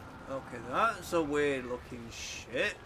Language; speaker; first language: English; native; English